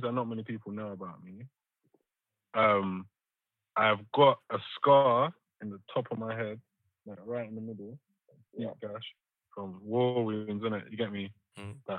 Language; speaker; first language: English; native; English